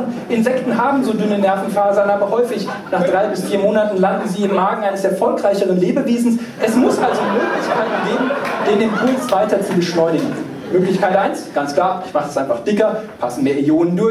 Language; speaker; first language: German; native; German